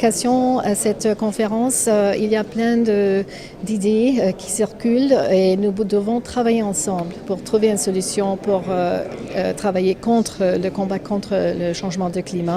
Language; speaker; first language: French; non-native, fluent; English